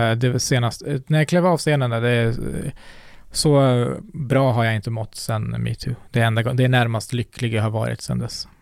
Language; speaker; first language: Swedish; early bilingual, other home language; Kurdish